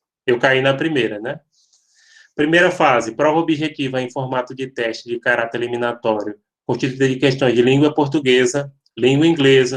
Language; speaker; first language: Portuguese; native; Portuguese